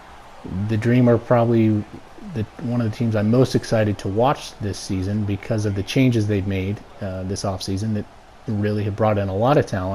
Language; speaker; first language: English; native; English